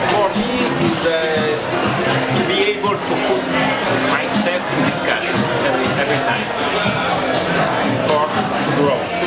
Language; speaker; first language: English; non-native, fluent; Italian